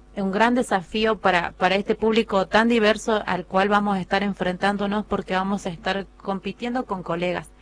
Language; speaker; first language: Spanish; native; Spanish